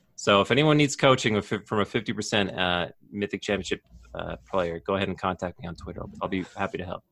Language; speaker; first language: English; native; English